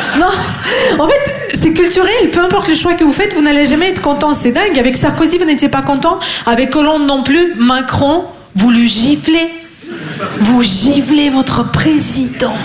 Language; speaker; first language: French; non-native, fluent; Russian